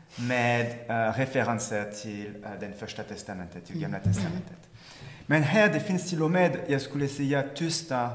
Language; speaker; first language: Swedish; non-native, fluent; French